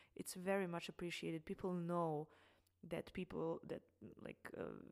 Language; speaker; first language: English; non-native, fluent; Serbian